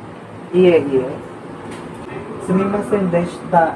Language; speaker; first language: Japanese; non-native, learner; Filipino